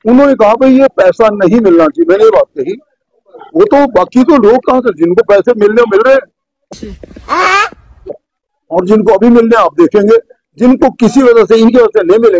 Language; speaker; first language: Hindi; native; Hindi